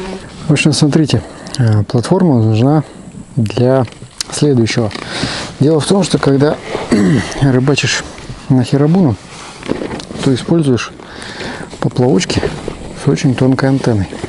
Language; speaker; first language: Russian; native; Russian